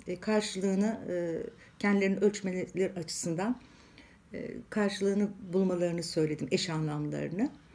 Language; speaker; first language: Turkish; native; Turkish